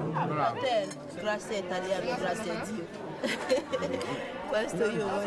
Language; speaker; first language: Italian; non-native, learner; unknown